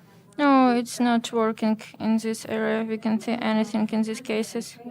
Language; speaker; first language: English; non-native, learner; Ukrainian